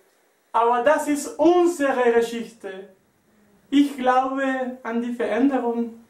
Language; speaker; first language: German; non-native, learner; Spanish